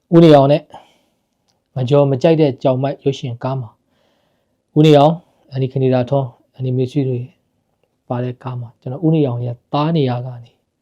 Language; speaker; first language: Burmese; native; Burmese